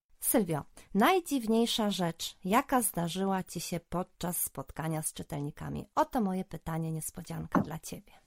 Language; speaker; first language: Polish; native; Polish